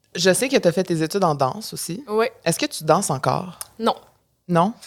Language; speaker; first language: French; native; French